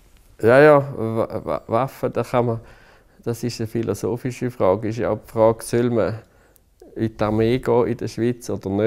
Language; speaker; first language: German; native; German